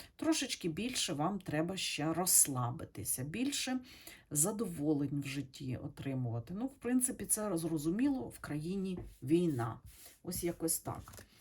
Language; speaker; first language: Ukrainian; non-native, local second language; Russian